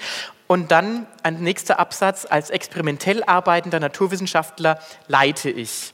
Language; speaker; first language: German; native; German